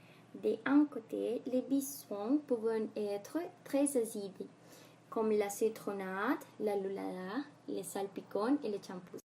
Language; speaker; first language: French; non-native, learner; Spanish